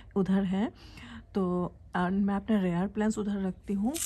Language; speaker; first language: Hindi; non-native, local second language; Assamese